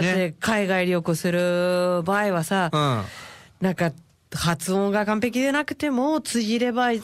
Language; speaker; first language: Japanese; non-native, fluent; Spanish